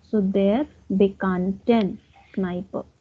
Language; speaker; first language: German; non-native, fluent; Hindi